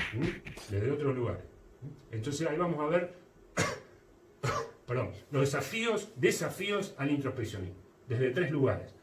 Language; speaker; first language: Spanish; native; Spanish